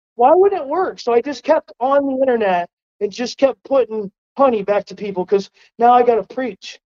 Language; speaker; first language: English; native; English